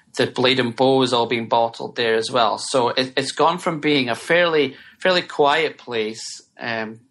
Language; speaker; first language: English; native; English